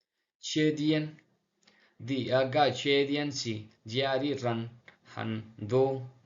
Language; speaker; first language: Chinese; non-native, learner; Telugu